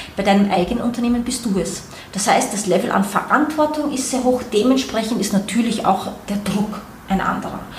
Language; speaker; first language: German; native; German